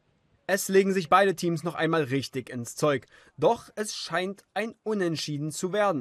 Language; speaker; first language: German; native; German